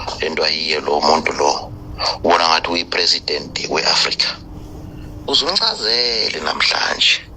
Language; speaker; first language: Zulu; non-native, fluent; Nyanja